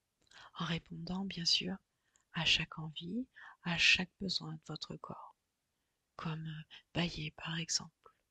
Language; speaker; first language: French; native; French